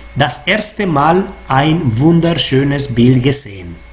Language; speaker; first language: German; non-native, fluent; Spanish